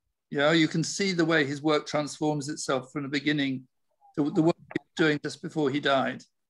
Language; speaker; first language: English; native; English